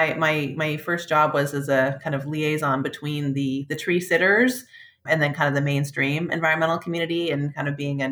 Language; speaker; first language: English; native; English